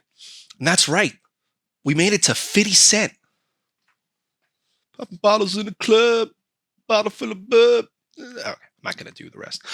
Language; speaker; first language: English; native; English